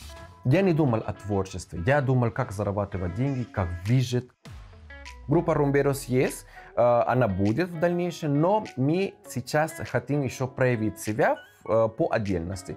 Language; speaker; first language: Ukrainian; non-native, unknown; Spanish